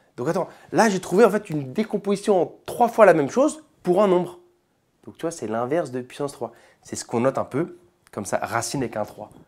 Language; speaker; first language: French; native; French